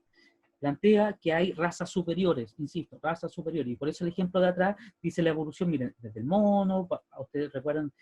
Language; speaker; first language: Spanish; native; Spanish